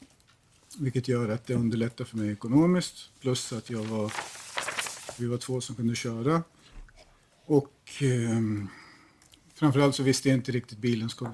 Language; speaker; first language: Swedish; native; Swedish